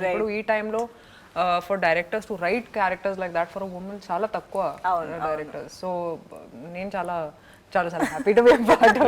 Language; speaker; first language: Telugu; non-native, fluent; Hindi